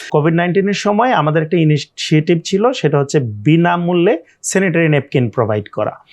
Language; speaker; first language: Bangla; native; Bangla